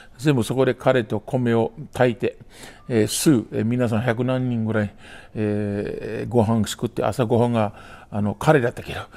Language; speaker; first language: Japanese; non-native, fluent; English